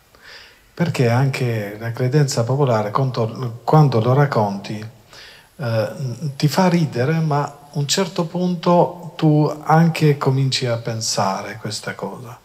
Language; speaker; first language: Italian; non-native, fluent; Albanian